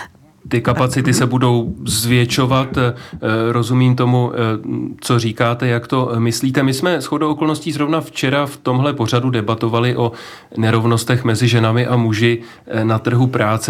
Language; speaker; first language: Czech; native; Czech